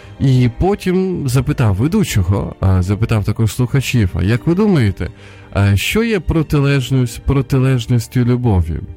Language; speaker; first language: Ukrainian; non-native, local second language; Russian